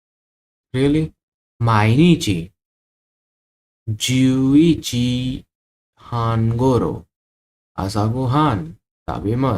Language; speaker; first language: Japanese; non-native, learner; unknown